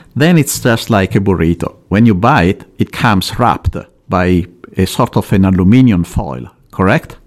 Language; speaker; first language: English; non-native, fluent; Italian